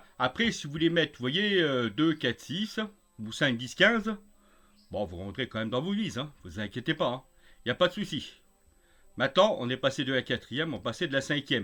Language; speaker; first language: French; native; French